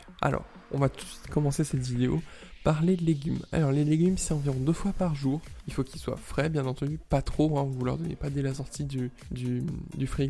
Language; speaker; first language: French; native; French